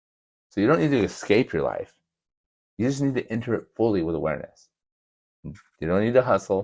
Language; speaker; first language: English; native; English